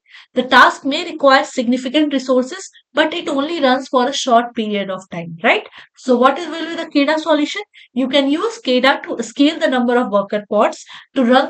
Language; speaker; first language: English; non-native, local second language; Hindi